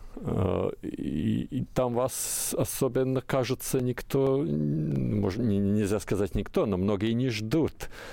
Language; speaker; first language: Russian; non-native, local second language; Latvian